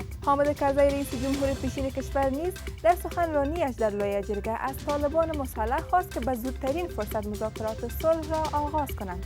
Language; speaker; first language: Persian; native; Persian